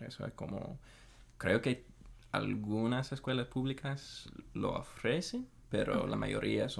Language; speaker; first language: Spanish; non-native, fluent; English